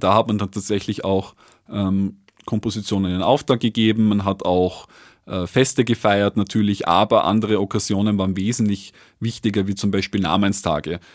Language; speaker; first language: German; native; German